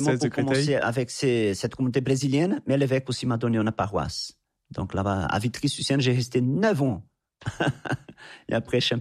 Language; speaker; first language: French; non-native, fluent; Portuguese